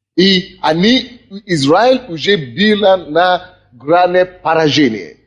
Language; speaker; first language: Russian; non-native, fluent; Yoruba